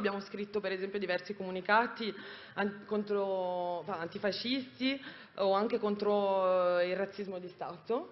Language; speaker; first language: Italian; native; Italian